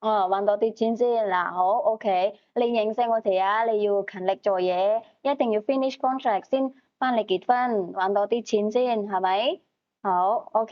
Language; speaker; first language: Cantonese; native; Cantonese